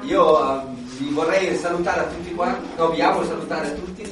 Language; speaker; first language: Italian; native; Italian